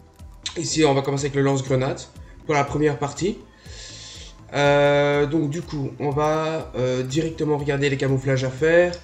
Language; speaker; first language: French; native; French